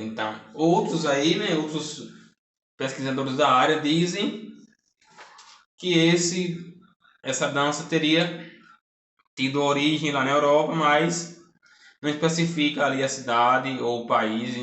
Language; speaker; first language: Portuguese; native; Portuguese